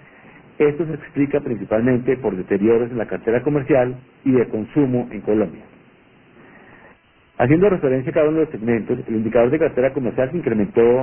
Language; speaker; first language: Spanish; native; Spanish